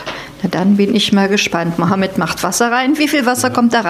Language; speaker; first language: German; native; German